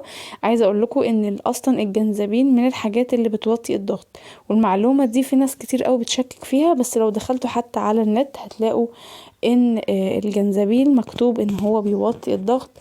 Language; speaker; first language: Arabic; native; Arabic